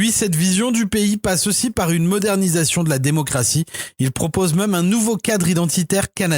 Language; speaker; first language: French; native; French